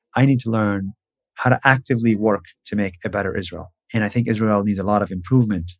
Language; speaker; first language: English; non-native, fluent; Hebrew